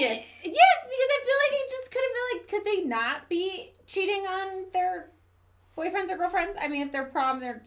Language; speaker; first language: English; native; English